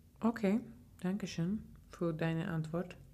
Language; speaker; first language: German; non-native, learner; English